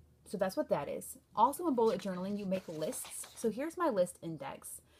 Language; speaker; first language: English; native; English